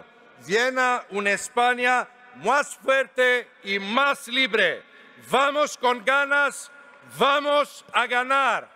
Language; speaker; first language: Spanish; non-native, fluent; Greek